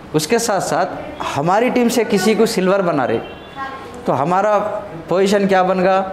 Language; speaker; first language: Hindi; non-native, local second language; Telugu